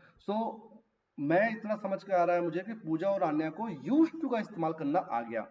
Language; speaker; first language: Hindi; native; Hindi